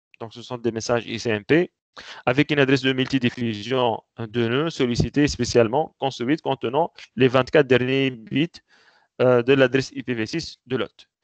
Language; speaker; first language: French; non-native, local second language; Arabic